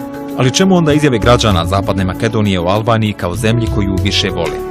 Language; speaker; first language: Bosnian; native; Bosnian